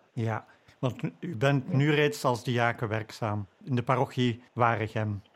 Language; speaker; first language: Dutch; native; Dutch